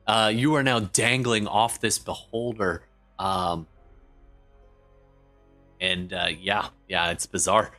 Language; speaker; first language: English; native; English